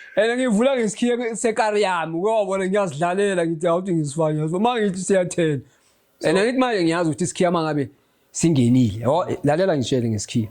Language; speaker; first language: Zulu; native; Zulu